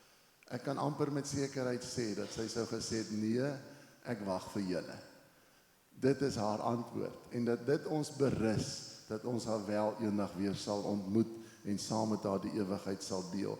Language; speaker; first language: Afrikaans; native; Afrikaans